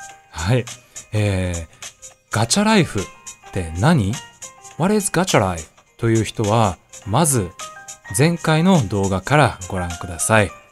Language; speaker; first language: Japanese; native; Japanese